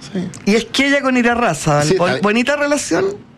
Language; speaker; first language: Spanish; native; Spanish